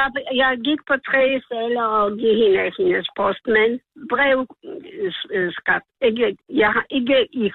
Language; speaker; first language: Danish; non-native, learner; Polish